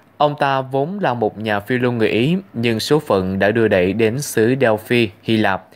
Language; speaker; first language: Vietnamese; native; Vietnamese